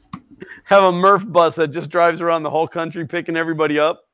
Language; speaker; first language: English; native; English